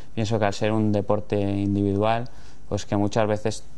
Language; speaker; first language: Spanish; native; Spanish